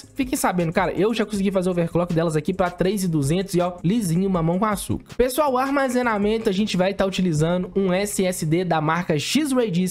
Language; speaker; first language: Portuguese; native; Portuguese